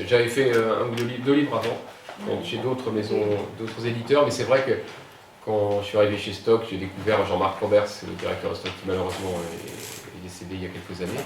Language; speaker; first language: French; native; French